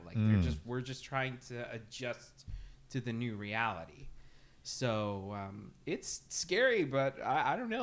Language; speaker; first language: English; early bilingual, other home language; Spanish